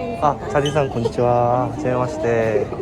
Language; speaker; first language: Japanese; non-native, learner; Korean